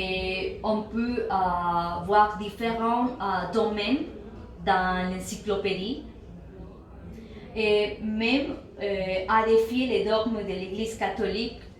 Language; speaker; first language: French; non-native, learner; Spanish